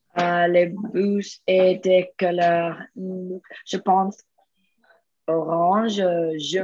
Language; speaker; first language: French; non-native, learner; Spanish